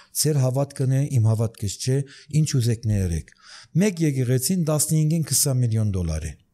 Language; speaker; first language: Armenian; early bilingual, heritage; Armenian